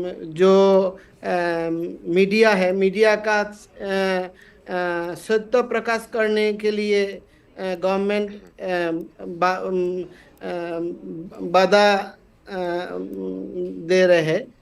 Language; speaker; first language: Hindi; non-native, learner; Bangla